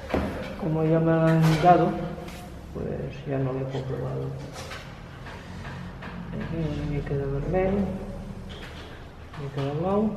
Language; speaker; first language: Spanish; non-native, local second language; Catalan